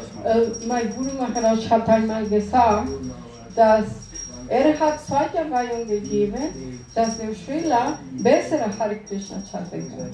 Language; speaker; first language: German; non-native, fluent; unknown